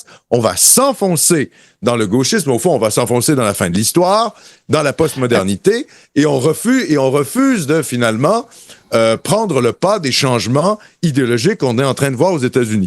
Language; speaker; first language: French; native; French